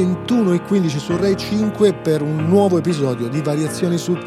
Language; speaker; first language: Italian; native; Italian